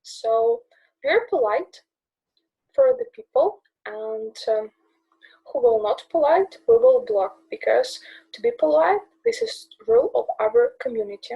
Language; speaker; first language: English; non-native, learner; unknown